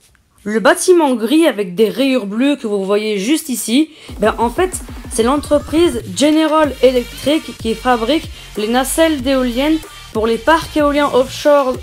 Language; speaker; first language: French; native; French